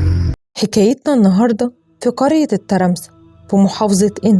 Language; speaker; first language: Arabic; native; Arabic